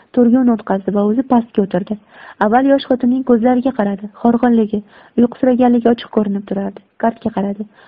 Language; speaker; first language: Uzbek; native; Uzbek